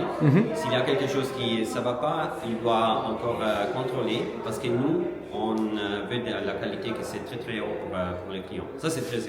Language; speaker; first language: French; non-native, learner; Italian